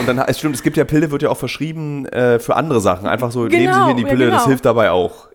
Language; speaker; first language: German; native; German